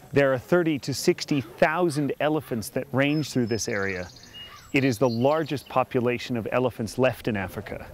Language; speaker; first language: English; native; English